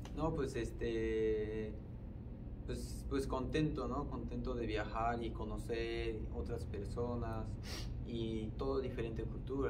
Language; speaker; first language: Spanish; non-native, fluent; Japanese